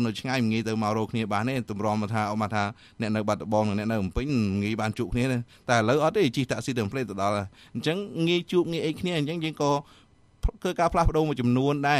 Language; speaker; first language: Khmer; native; Khmer